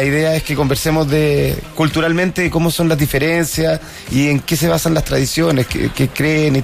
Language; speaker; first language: Spanish; native; Spanish